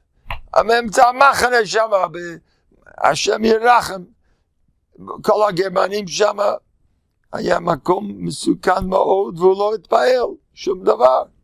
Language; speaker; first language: Hebrew; non-native, fluent; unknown